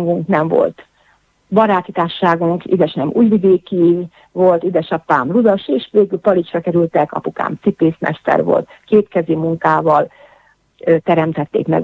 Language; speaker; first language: Hungarian; native; Hungarian